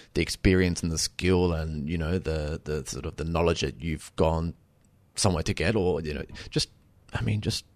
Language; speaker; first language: English; native; English